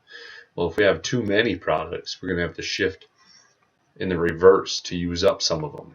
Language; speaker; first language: English; native; English